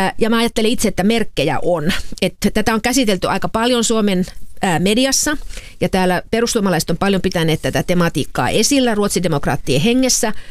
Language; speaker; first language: Finnish; native; Finnish